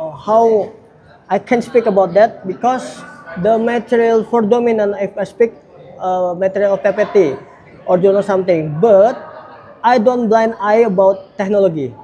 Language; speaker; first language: English; non-native, learner; Indonesian